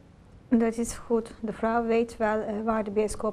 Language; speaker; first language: Dutch; non-native, learner; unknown